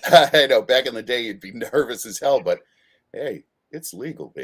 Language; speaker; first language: English; native; English